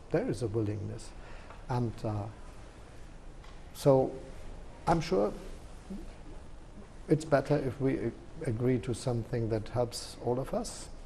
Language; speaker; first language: English; non-native, fluent; German